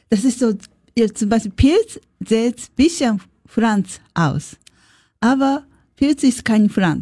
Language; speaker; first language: German; non-native, learner; Japanese